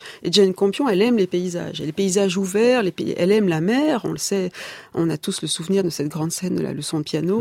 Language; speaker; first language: French; native; French